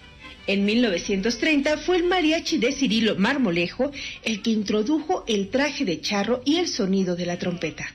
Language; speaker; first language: Spanish; native; Spanish